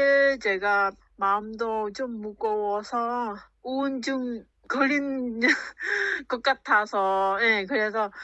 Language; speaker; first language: Korean; non-native, learner; Vietnamese